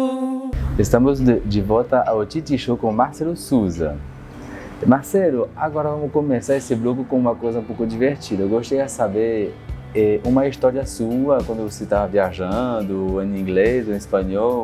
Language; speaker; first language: Portuguese; non-native, fluent; French